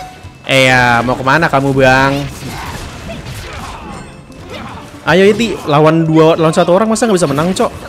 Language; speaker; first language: Indonesian; native; Indonesian